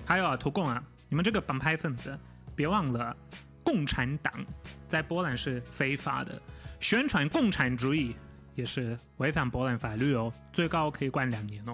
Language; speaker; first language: Chinese; non-native, fluent; Polish